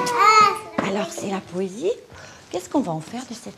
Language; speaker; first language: French; native; French